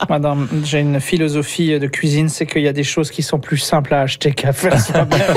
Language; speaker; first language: French; native; French